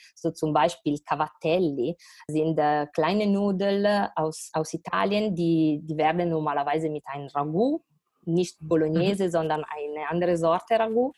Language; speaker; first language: German; non-native, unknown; Italian